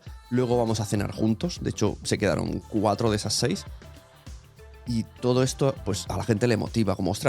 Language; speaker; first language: Spanish; native; Spanish